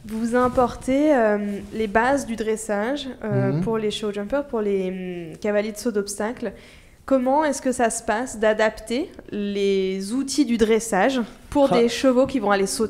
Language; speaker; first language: French; native; French